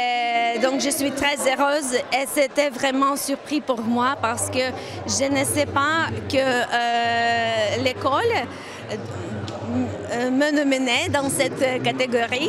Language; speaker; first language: French; non-native, learner; Ukrainian